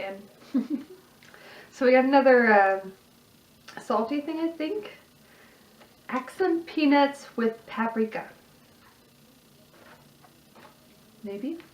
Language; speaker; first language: English; native; English